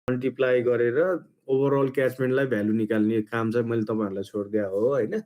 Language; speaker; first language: Nepali; native; Nepali